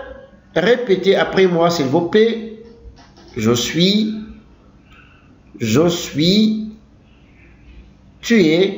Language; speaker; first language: French; non-native, local second language; Arabic